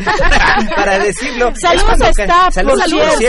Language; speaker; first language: Spanish; native; Spanish